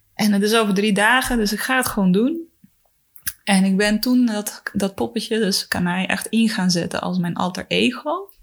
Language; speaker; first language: Dutch; early bilingual, other home language; Spanish